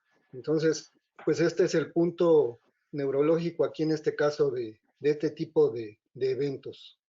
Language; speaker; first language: Spanish; native; Spanish